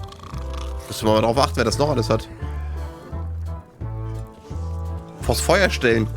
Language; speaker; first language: German; native; German